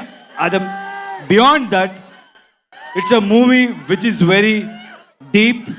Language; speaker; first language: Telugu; non-native, local second language; Kannada